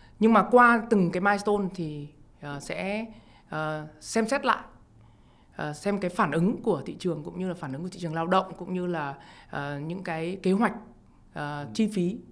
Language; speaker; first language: Vietnamese; native; Vietnamese